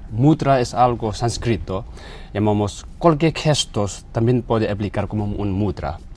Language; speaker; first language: Spanish; non-native, learner; Tibetan